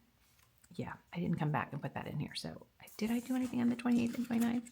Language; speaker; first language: English; native; English